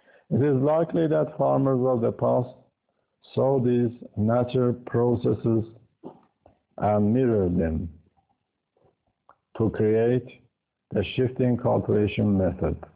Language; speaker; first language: English; non-native, fluent; Persian